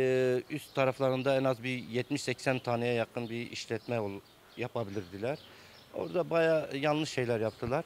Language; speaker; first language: Turkish; native; Turkish